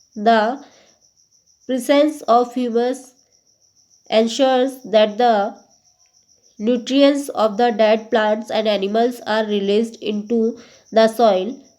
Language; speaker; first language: English; non-native, local second language; Hindi